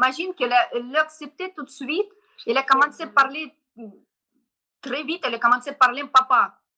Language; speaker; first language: French; non-native, learner; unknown